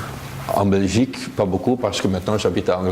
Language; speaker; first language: French; non-native, local second language; Dutch